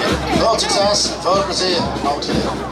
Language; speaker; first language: Dutch; native; Dutch